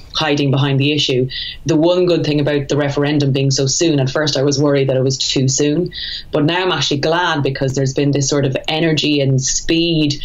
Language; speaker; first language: English; native; English